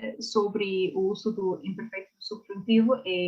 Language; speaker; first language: Portuguese; non-native, learner; English